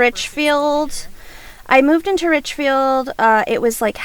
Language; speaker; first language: English; native; English